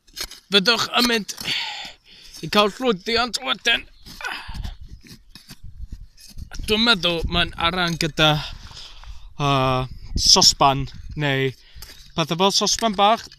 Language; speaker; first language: Welsh; non-native, learner; English